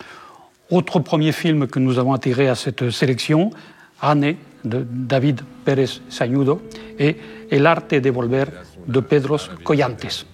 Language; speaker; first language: French; native; French